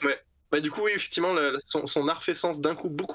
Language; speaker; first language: French; native; French